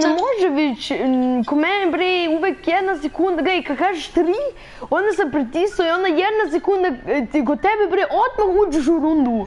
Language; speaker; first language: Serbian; early bilingual, heritage; Serbian